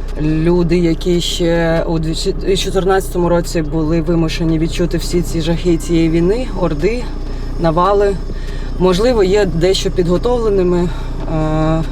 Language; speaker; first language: Ukrainian; native; Ukrainian